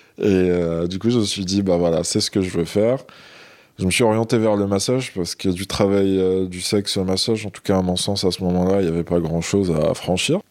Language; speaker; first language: French; non-native, local second language; Arabic